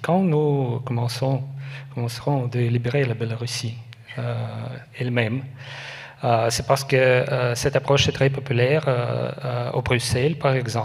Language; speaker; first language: French; non-native, learner; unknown